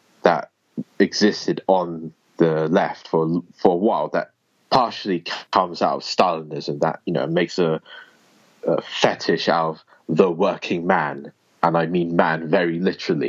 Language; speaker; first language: English; native; English